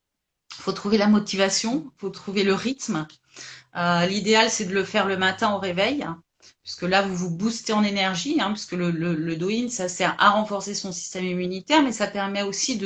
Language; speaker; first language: French; native; French